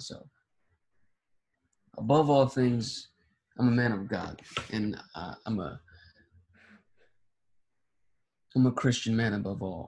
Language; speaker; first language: English; early bilingual, other home language; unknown